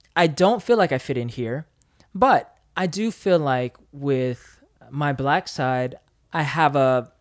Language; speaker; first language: English; native; English